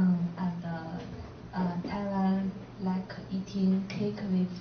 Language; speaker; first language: English; non-native, learner; Chinese